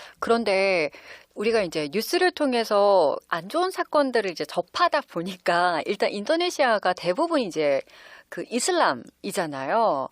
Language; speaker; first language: Korean; native; Korean